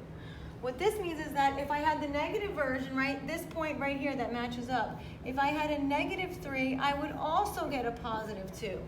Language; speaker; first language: English; native; English